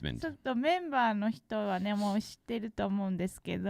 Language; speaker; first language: Japanese; native; Japanese